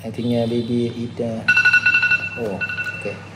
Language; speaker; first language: English; non-native, learner; Vietnamese